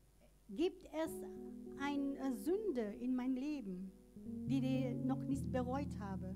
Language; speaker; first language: German; non-native, learner; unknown